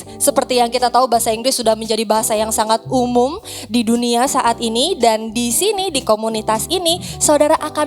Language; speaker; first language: Indonesian; native; Indonesian